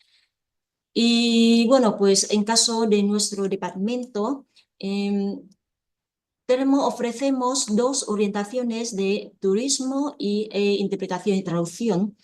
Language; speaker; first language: Spanish; non-native, fluent; Vietnamese